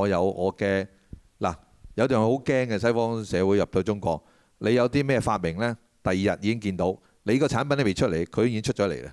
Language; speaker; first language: Cantonese; native; Cantonese